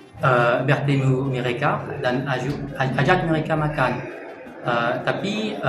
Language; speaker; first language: Indonesian; non-native, learner; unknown